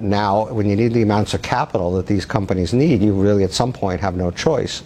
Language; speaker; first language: English; native; English